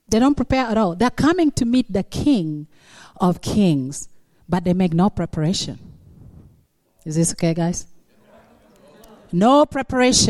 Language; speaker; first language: English; non-native, local second language; Acoli